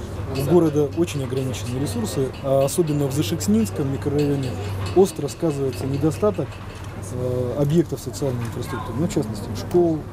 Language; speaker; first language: Russian; native; Russian